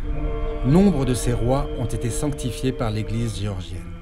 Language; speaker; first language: French; native; French